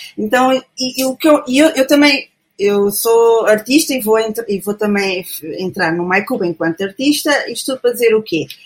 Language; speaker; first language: Portuguese; native; Portuguese